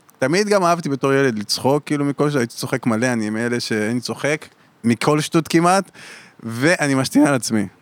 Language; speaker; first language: Hebrew; native; Hebrew